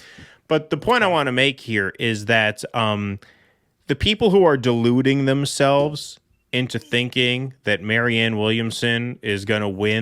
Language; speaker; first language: English; native; English